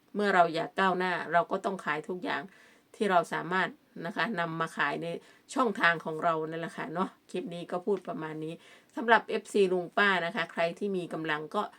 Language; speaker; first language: Thai; native; Thai